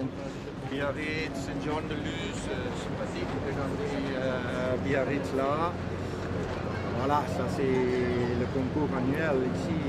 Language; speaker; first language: French; non-native, learner; Dutch